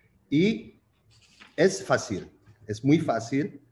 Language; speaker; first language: Spanish; non-native, learner; English